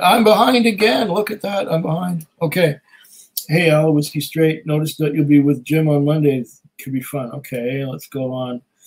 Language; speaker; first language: English; native; English